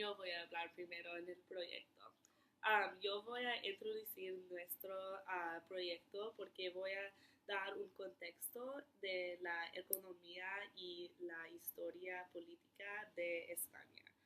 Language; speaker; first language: Spanish; non-native, learner; English